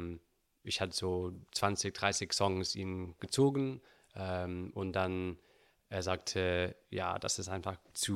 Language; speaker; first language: German; non-native, learner; English